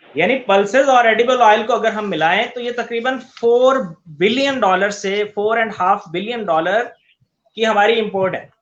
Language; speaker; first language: Urdu; non-native, local second language; Punjabi